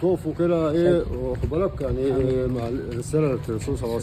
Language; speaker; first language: Arabic; native; Arabic